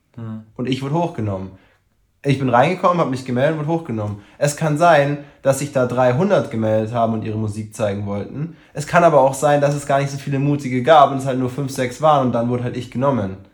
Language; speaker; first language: German; native; German